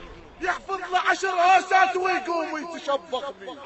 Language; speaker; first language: Arabic; native; Arabic